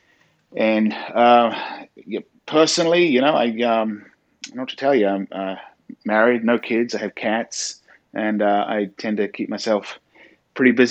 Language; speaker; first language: English; native; English